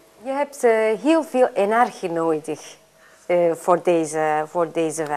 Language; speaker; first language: Dutch; non-native, learner; Turkish